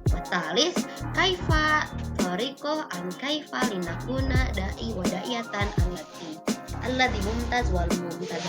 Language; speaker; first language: Arabic; non-native, learner; Indonesian